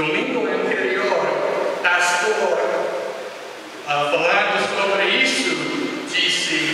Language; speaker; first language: Portuguese; non-native, learner; English